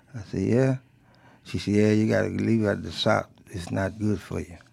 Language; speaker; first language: English; early bilingual, other home language; French